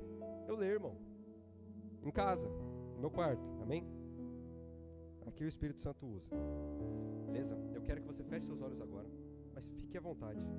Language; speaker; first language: Portuguese; native; Portuguese